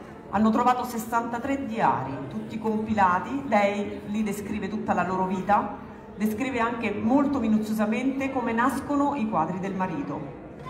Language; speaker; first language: Italian; native; Italian